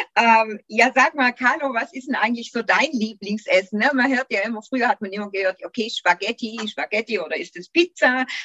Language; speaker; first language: German; native; German